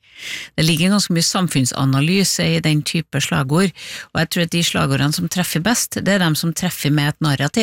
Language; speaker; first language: Norwegian; native; Norwegian